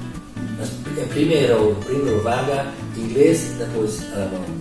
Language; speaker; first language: Portuguese; non-native, learner; Hungarian